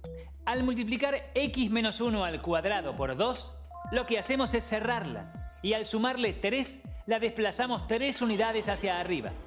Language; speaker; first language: Spanish; native; Spanish